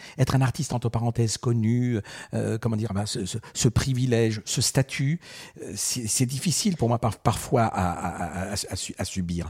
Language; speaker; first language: French; early bilingual, other home language; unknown